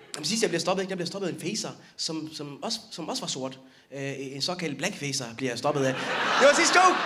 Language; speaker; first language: Danish; early bilingual, other home language; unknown